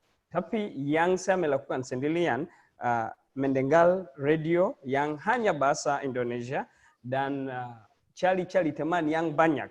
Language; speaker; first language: Indonesian; non-native, learner; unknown